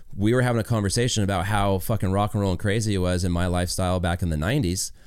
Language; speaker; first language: English; native; English